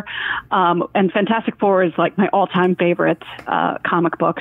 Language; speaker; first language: English; native; English